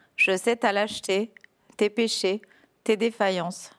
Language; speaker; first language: French; native; French